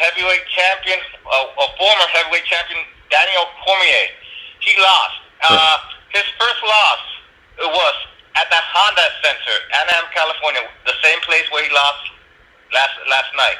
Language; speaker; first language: English; native; English